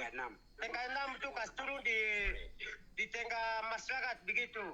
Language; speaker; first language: Indonesian; non-native, local second language; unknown